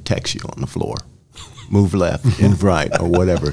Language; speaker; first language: English; native; English